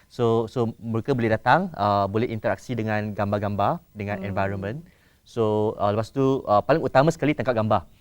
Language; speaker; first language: Malay; non-native, local second language; Chinese